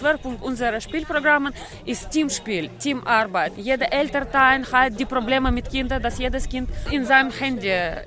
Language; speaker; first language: German; non-native, learner; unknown